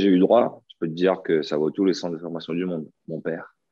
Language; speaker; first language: French; native; French